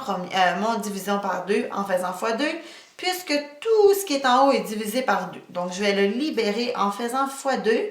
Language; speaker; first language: French; native; French